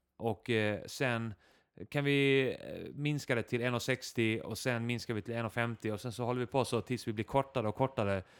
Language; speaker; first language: Swedish; early bilingual, other home language; Icelandic